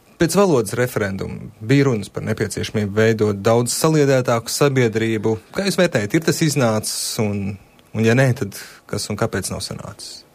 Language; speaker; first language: Latvian; native; Latvian